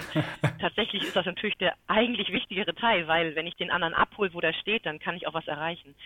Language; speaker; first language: German; native; German